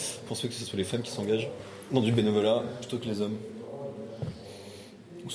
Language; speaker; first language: French; native; French